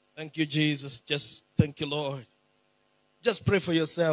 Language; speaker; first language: English; non-native, local second language; Swahili